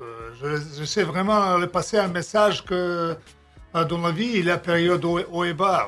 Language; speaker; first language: French; non-native, fluent; Serbian